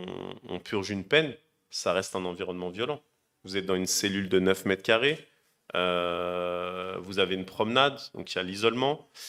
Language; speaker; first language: French; native; French